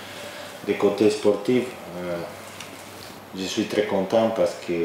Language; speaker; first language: French; non-native, fluent; Spanish